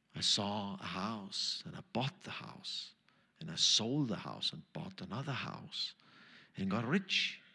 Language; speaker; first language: English; non-native, fluent; German